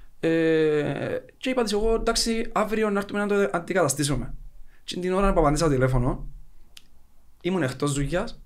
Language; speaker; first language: Greek; native; Greek